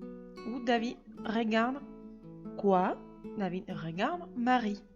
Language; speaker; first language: French; non-native, fluent; Spanish